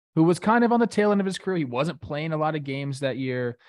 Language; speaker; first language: English; native; English